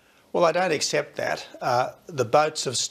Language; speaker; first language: English; native; English